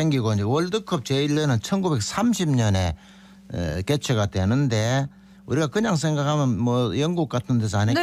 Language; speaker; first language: Korean; native; Korean